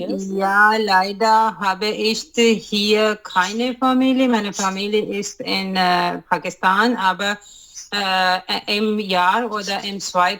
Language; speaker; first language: German; non-native, learner; Urdu